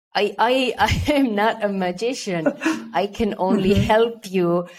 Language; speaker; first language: English; early bilingual, other home language; Estonian